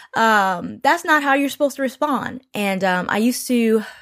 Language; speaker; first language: English; early bilingual, other home language; Yoruba